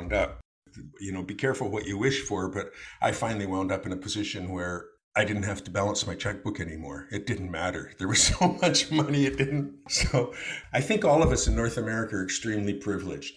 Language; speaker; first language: English; native; English